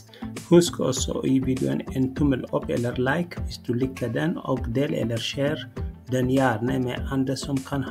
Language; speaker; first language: Norwegian; non-native, learner; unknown